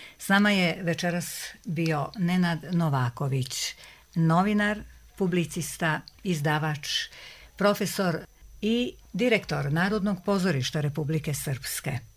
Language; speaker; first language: Serbian; native; Serbian